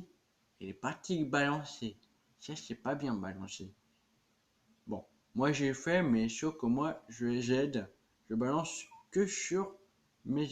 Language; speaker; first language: French; native; French